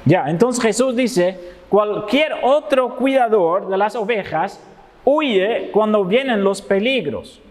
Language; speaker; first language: Spanish; non-native, fluent; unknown